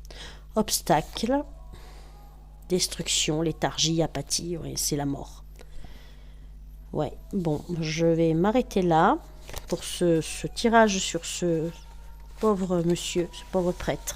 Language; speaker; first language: French; native; French